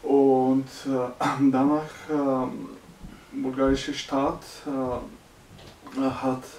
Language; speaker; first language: German; non-native, learner; Bulgarian